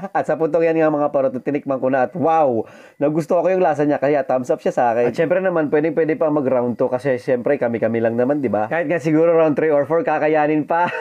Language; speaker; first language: Filipino; non-native, local second language; Bikol